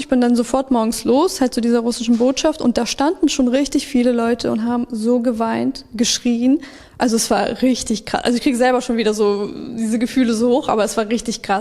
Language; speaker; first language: German; early bilingual, other home language; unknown